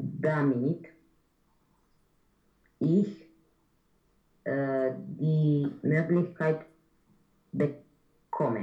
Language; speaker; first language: German; non-native, learner; Romanian